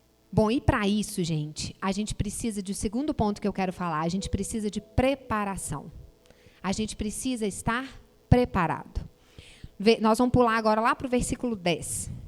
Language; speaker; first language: Portuguese; native; Portuguese